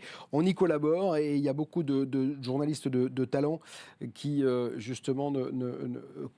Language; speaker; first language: French; native; French